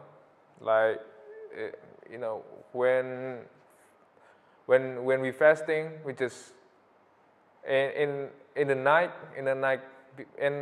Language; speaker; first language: English; non-native, learner; Indonesian